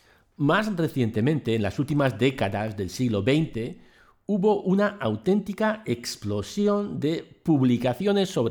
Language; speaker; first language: Spanish; native; Spanish